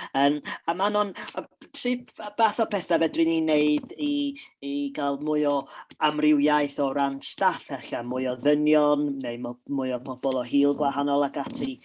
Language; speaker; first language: Welsh; non-native, local second language; English